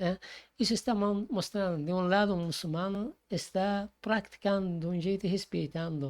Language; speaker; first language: Portuguese; non-native, fluent; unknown